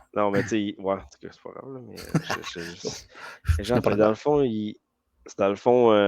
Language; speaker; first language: French; native; French